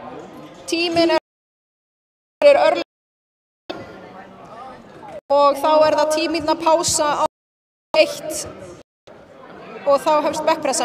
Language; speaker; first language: Icelandic; native; Icelandic